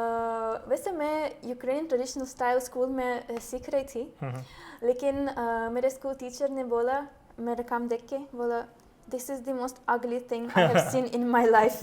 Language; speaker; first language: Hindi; non-native, fluent; Ukrainian